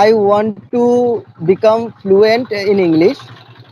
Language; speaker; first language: English; non-native, fluent; Bangla